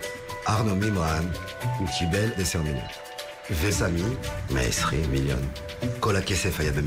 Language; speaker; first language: Hebrew; non-native, fluent; French